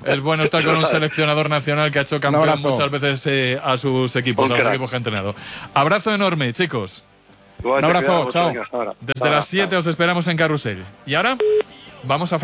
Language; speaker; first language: Spanish; native; Spanish